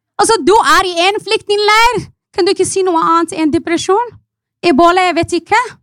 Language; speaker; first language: Norwegian; non-native, fluent; Arabic